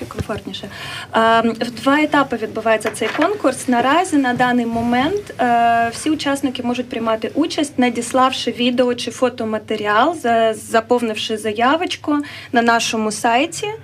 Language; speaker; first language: Ukrainian; native; Ukrainian